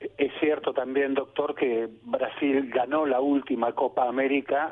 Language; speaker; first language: Spanish; native; Spanish